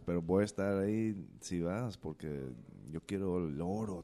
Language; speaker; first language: Spanish; non-native, learner; English